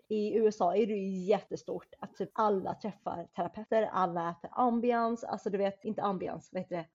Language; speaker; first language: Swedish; early bilingual, other home language; Chinese